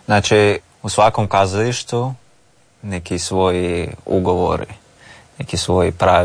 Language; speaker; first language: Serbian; non-native, learner; Russian